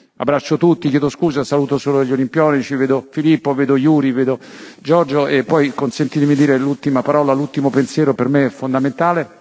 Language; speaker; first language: Italian; native; Italian